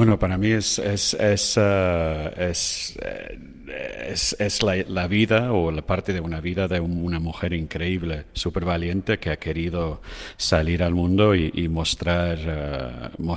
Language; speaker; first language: Spanish; non-native, fluent; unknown